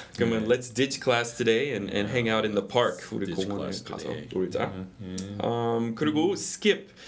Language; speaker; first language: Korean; non-native, fluent; English